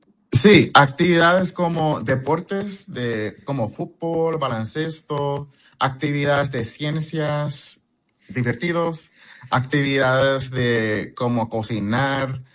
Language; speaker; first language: Spanish; non-native, fluent; English